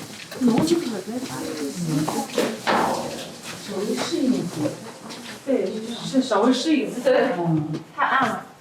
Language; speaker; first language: Chinese; native; Chinese